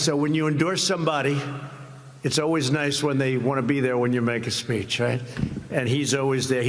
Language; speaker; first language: English; native; English